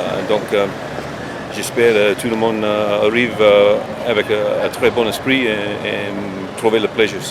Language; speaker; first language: French; non-native, learner; English